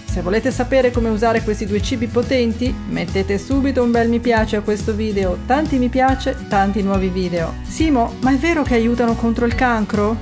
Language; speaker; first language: Italian; native; Italian